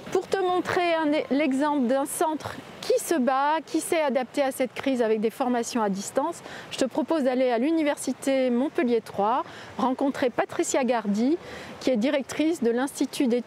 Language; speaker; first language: French; native; French